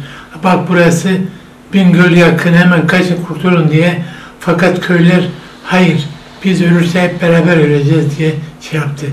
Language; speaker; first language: Turkish; non-native, local second language; Zaza